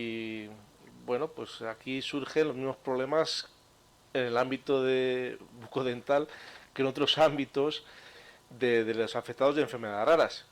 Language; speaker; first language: Spanish; native; Spanish